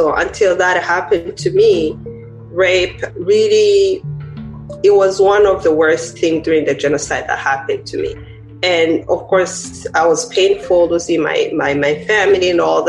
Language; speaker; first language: English; non-native, local second language; Kinyarwanda